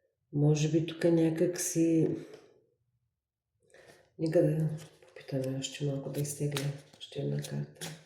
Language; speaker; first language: Bulgarian; native; Bulgarian